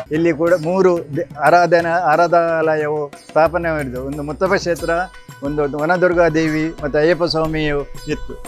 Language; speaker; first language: Kannada; non-native, local second language; Malayalam